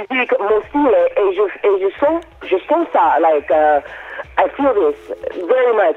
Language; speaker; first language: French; non-native, learner; English